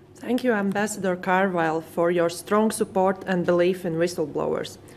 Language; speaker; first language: English; non-native, fluent; Latvian